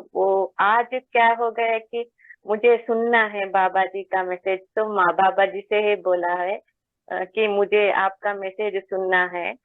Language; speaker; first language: Hindi; non-native, local second language; Kannada